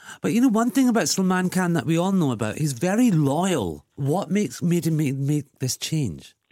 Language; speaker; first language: English; early bilingual, other home language; Punjabi